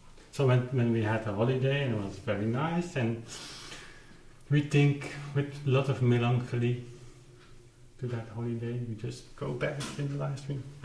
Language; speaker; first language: English; non-native, fluent; Dutch